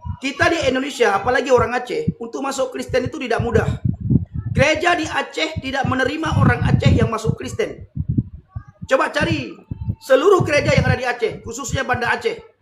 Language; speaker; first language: Indonesian; non-native, local second language; Achinese